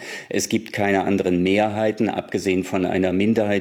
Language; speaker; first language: German; native; German